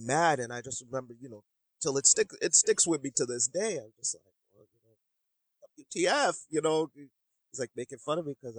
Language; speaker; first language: English; native; English